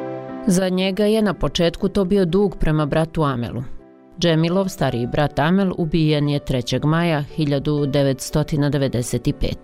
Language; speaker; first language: Croatian; native; Croatian